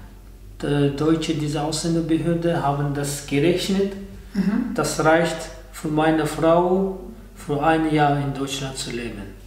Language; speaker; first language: German; non-native, learner; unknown